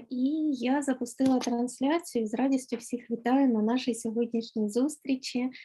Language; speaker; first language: Ukrainian; native; Ukrainian